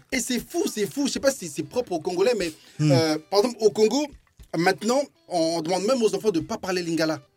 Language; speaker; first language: French; early bilingual, other home language; Lingala